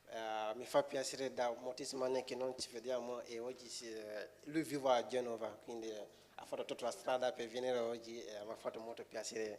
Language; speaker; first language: Italian; non-native, fluent; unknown